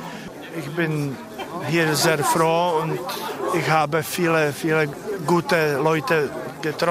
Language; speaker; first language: German; non-native, fluent; Czech